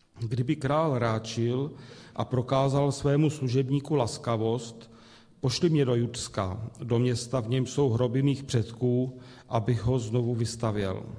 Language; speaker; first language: Czech; native; Czech